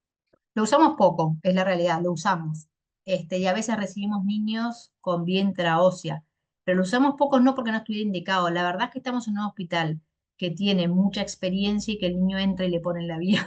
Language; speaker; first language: Spanish; native; Spanish